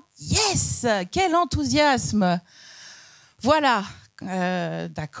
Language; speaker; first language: French; native; French